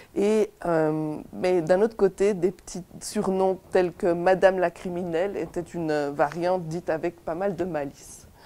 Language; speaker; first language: French; native; French